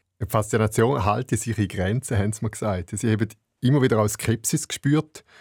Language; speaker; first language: German; native; German